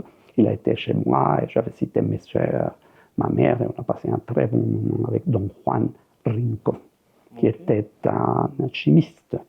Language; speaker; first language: French; non-native, fluent; Spanish